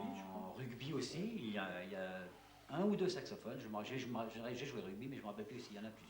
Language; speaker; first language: French; native; French